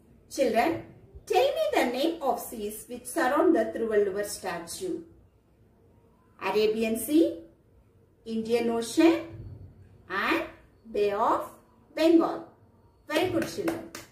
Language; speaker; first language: English; non-native, local second language; Tamil